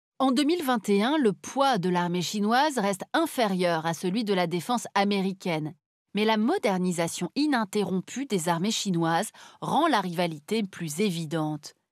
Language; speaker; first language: French; native; French